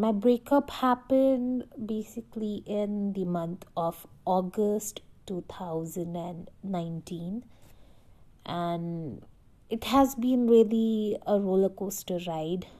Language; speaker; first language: English; non-native, local second language; Hindi